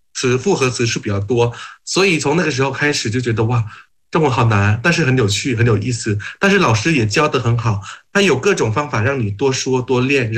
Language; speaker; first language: Chinese; non-native, fluent; Thai